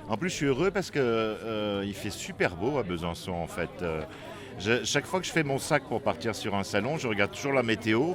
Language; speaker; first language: French; native; French